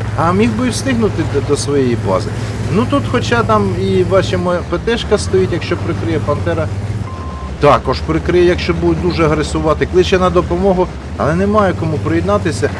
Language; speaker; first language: Ukrainian; native; Ukrainian